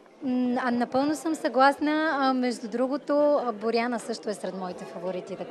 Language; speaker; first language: Bulgarian; native; Bulgarian